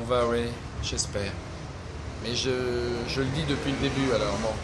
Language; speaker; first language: French; native; French